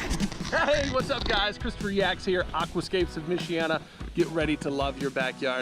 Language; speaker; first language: English; native; English